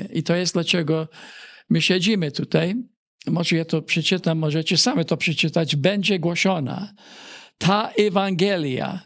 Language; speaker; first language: Polish; early bilingual, heritage; Polish